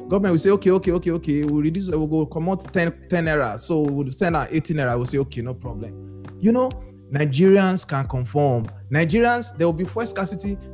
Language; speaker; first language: English; non-native, local second language; Yoruba